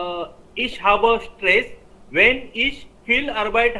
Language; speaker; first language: German; non-native, learner; Hindi